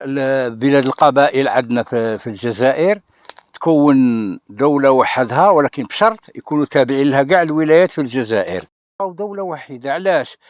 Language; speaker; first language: Arabic; native; Arabic